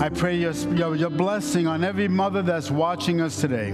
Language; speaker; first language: English; native; English